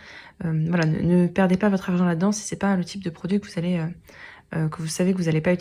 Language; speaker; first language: French; native; French